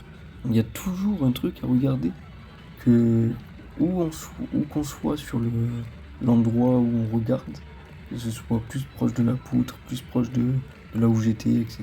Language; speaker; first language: French; native; French